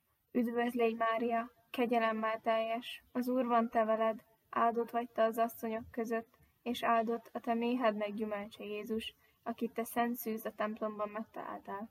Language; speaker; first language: Hungarian; native; Hungarian